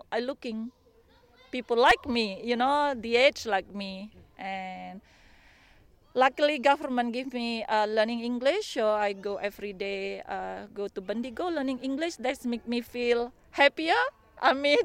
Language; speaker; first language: English; non-native, learner; Indonesian